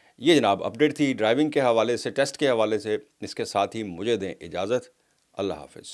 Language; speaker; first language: Urdu; native; Urdu